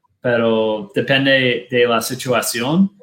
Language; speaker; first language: Spanish; non-native, learner; Portuguese